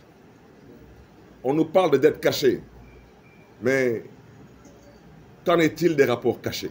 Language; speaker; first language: French; non-native, local second language; Wolof